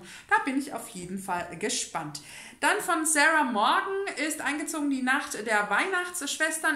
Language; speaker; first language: German; native; German